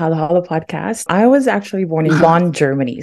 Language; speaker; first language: English; non-native, local second language; German